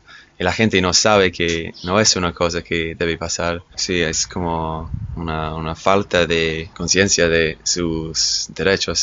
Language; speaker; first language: Spanish; non-native, fluent; English